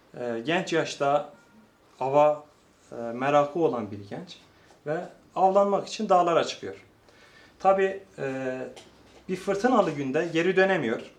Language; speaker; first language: Turkish; non-native, local second language; Kurdish